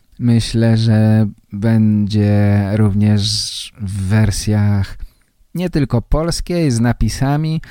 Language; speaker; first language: Polish; native; Polish